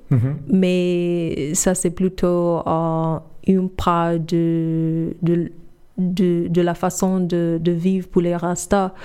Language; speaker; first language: French; non-native, fluent; English